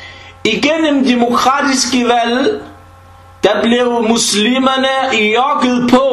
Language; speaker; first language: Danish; early bilingual, other home language; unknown